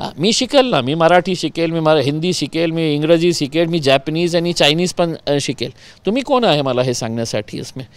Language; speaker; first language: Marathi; non-native, local second language; Urdu